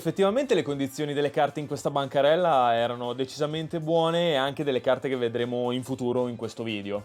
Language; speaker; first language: Italian; native; Italian